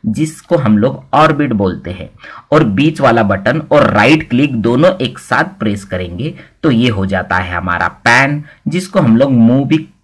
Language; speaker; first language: Hindi; non-native, local second language; Marathi